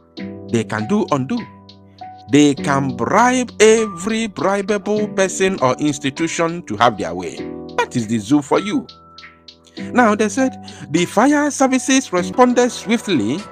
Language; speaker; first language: English; non-native, local second language; Igbo